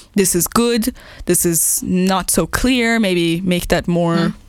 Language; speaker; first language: English; non-native, fluent; Persian